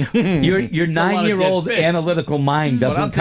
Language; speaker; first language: English; native; English